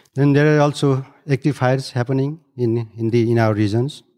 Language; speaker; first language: English; non-native, local second language; Nepali